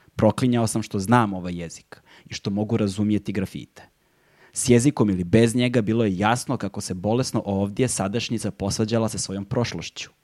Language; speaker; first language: Serbian; native; Serbian